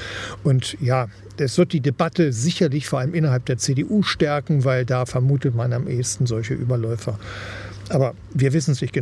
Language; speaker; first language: German; native; German